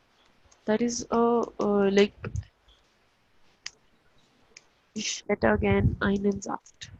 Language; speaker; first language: German; non-native, fluent; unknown